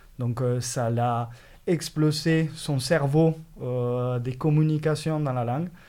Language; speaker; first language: French; non-native, fluent; Spanish